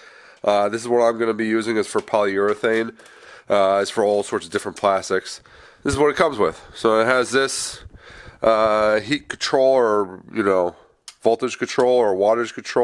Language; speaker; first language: English; native; English